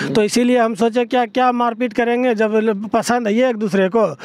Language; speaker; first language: Hindi; native; Hindi